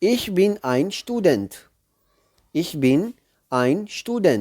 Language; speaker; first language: German; non-native, learner; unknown